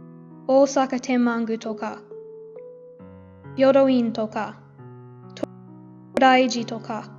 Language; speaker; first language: Japanese; non-native, learner; English